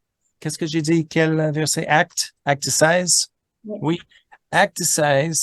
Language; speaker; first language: French; non-native, fluent; English